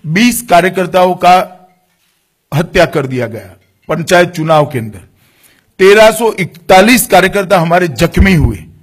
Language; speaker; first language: Hindi; non-native, local second language; Gujarati